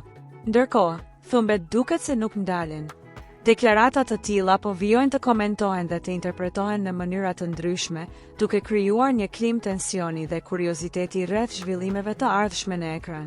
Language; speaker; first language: Albanian; native; Albanian